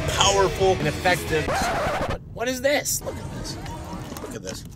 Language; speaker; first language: English; native; English